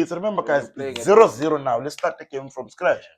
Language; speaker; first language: English; non-native, local second language; Zulu